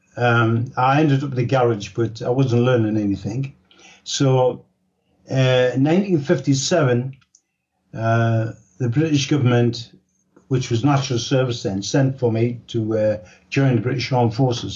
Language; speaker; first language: English; native; English